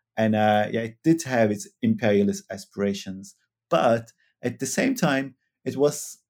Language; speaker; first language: English; non-native, fluent; Turkish